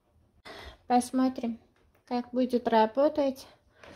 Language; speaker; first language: Russian; non-native, fluent; Azerbaijani